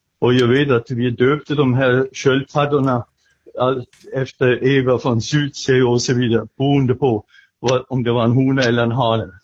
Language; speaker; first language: Swedish; non-native, fluent; German